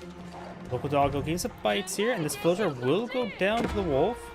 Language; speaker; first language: English; native; English